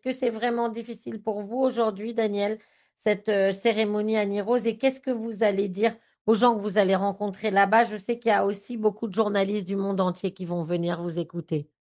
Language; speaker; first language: French; native; French